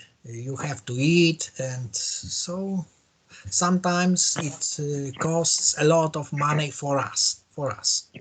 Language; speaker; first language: English; non-native, learner; Polish